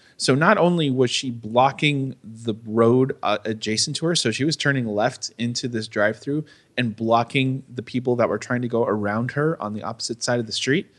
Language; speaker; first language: English; native; English